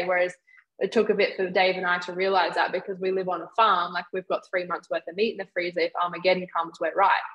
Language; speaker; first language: English; native; English